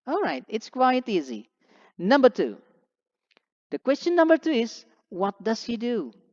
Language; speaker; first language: English; non-native, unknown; Indonesian